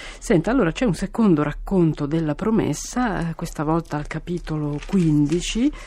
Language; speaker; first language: Italian; native; Italian